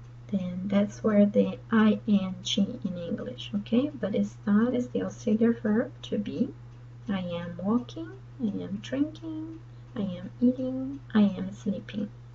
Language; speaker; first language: English; non-native, fluent; Portuguese